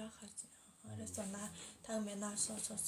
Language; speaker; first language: Korean; non-native, learner; Thai